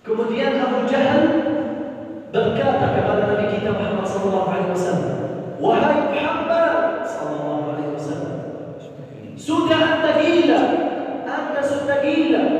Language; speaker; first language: Indonesian; non-native, learner; Arabic